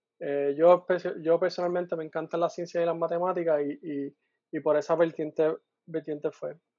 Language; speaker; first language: Spanish; native; Spanish